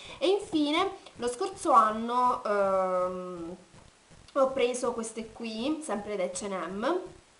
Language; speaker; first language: Italian; native; Italian